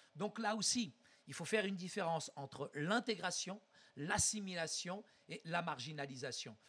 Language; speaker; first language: French; early bilingual, other home language; Arabic